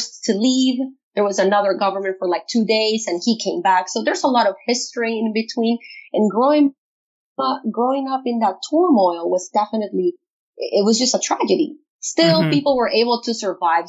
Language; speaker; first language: English; non-native, fluent; Spanish